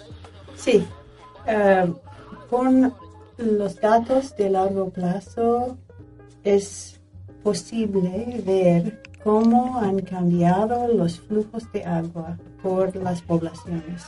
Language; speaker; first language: Spanish; non-native, fluent; English